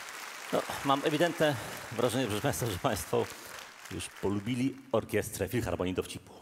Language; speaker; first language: Polish; native; Polish